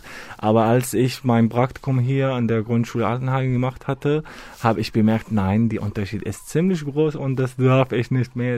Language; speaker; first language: German; non-native, fluent; Arabic